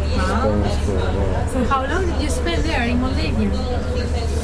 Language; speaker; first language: English; non-native, learner; Spanish